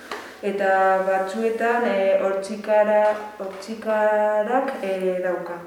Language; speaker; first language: Basque; non-native, learner; Spanish